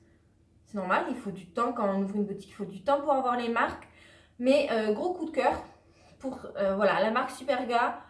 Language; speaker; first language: French; native; French